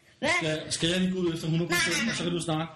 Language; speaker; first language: Danish; native; Danish